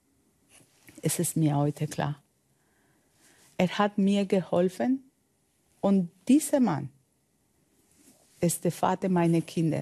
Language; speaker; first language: German; non-native, learner; Spanish